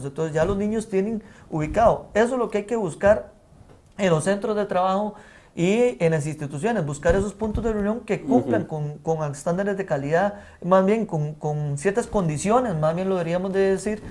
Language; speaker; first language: Spanish; native; Spanish